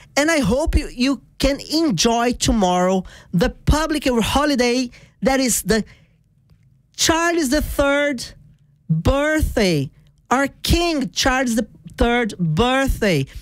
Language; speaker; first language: English; non-native, fluent; Portuguese